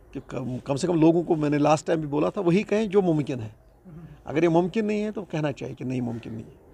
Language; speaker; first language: Hindi; non-native, local second language; Kashmiri